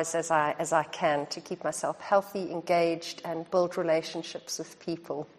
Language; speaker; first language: English; native; English